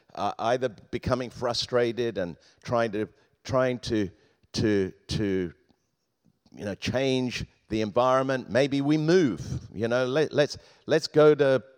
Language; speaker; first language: English; native; English